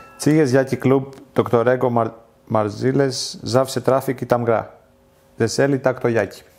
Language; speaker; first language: Polish; non-native, learner; Greek